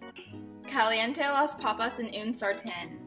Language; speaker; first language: Spanish; non-native, learner; English